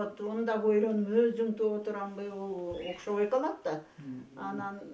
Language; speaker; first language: Kyrgyz; non-native, fluent; Russian